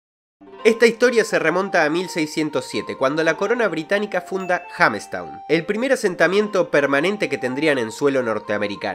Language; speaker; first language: Spanish; native; Spanish